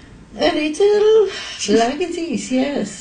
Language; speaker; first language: English; non-native, learner; Polish